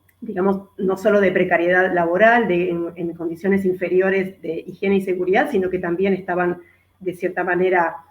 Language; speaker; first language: Spanish; native; Spanish